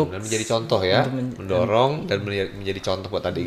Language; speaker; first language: Indonesian; native; Indonesian